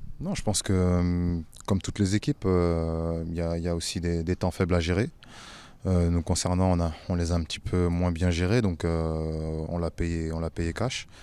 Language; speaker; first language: French; native; French